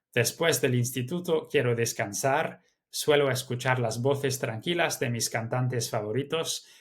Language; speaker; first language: Spanish; non-native, fluent; English